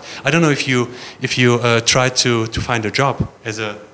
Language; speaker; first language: English; non-native, fluent; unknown